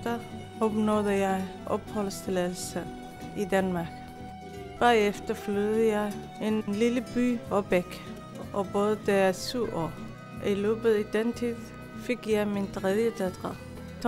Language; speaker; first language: Danish; non-native, fluent; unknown